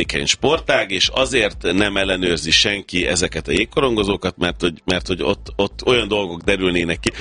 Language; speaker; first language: Hungarian; native; Hungarian